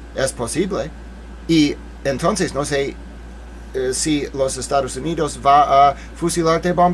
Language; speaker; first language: Spanish; non-native, learner; English